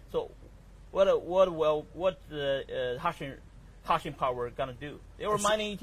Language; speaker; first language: English; non-native, learner; Chinese